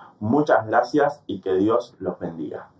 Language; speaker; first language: Spanish; native; Spanish